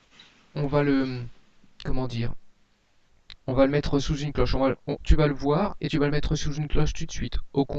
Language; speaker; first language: French; native; French